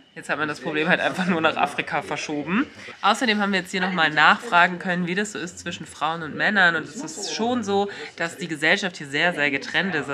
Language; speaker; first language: German; native; German